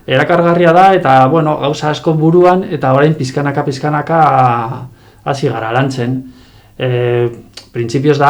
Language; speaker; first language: Basque; non-native, local second language; Spanish